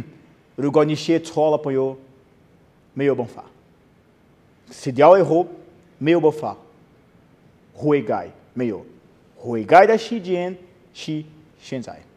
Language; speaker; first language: Chinese; non-native, learner; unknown